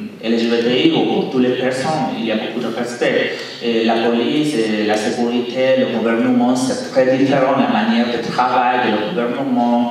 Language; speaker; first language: French; non-native, learner; Spanish